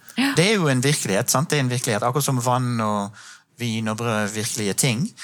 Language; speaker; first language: Norwegian; non-native, fluent; English